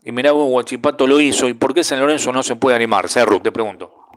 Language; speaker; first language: Spanish; native; Spanish